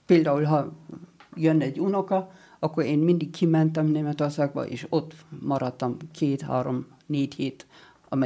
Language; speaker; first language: Hungarian; non-native, fluent; German